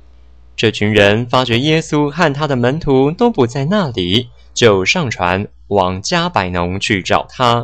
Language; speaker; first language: Chinese; native; Chinese